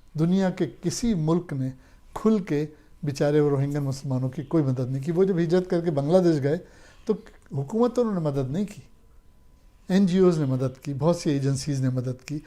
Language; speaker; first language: Urdu; native; Urdu